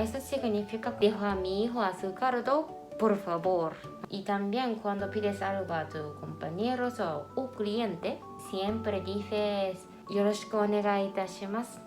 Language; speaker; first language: Spanish; non-native, fluent; Japanese